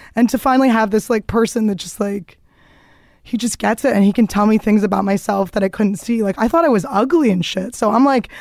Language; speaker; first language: English; native; English